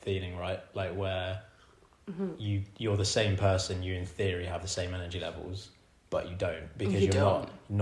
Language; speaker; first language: English; native; English